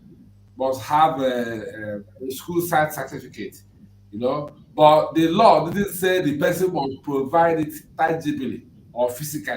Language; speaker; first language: English; non-native, local second language; Igbo